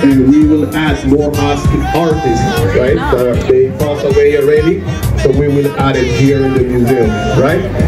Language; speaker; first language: English; non-native, fluent; Spanish